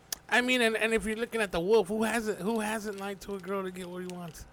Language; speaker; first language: English; early bilingual, other home language; Spanish